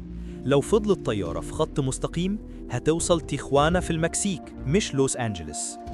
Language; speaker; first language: Arabic; native; Arabic